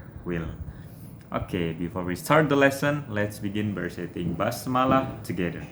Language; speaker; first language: English; non-native, fluent; Indonesian